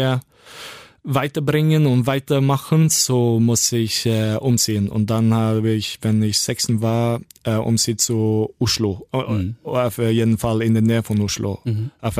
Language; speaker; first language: German; non-native, learner; Norwegian